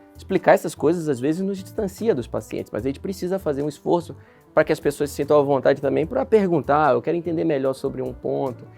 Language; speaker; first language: Portuguese; native; Portuguese